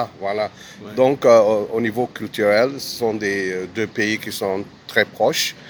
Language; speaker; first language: French; non-native, fluent; Amharic